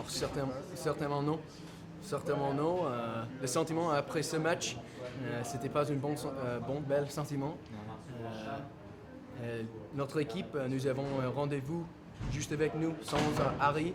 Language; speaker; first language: French; non-native, fluent; English